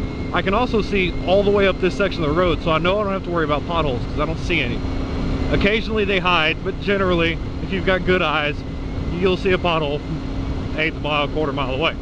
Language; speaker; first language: English; native; English